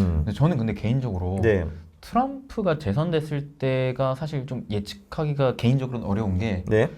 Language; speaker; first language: Korean; native; Korean